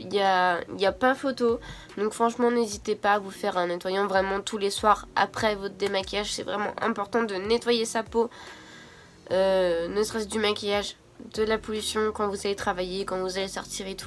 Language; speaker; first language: French; native; French